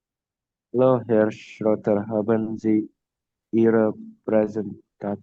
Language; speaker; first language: German; non-native, learner; Indonesian